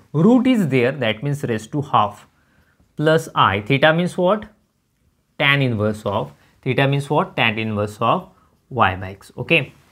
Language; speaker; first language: English; non-native, local second language; Marathi